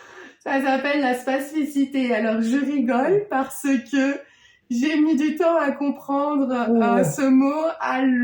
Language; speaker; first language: French; native; French